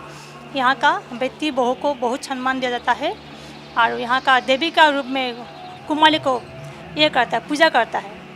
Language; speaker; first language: Hindi; non-native, local second language; Assamese